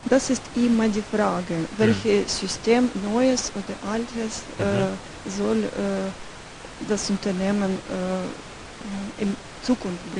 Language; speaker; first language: German; non-native, learner; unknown